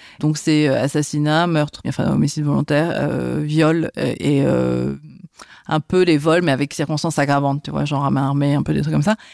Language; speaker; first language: French; native; French